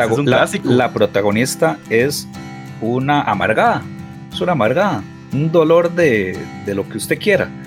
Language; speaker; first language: Spanish; native; Spanish